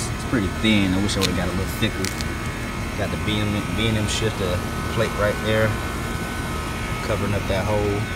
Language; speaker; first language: English; native; English